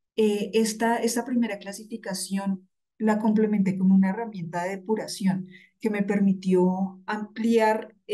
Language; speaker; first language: Spanish; native; Spanish